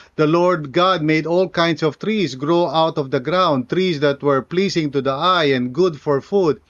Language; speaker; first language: English; non-native, local second language; Filipino